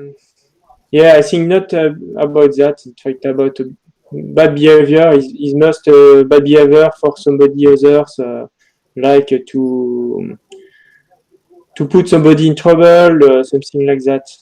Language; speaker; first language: English; non-native, learner; French